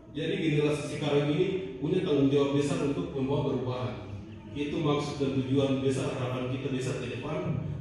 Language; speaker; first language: Indonesian; native; Indonesian